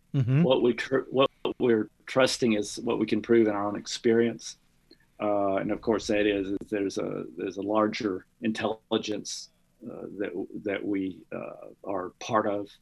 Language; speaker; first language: English; native; English